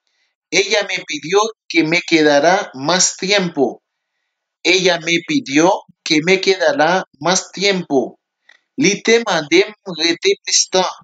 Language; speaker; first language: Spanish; non-native, learner; Haitian Creole